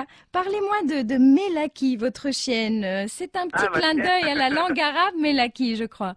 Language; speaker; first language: French; non-native, local second language; Arabic